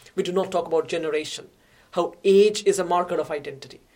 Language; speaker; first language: English; non-native, local second language; Bangla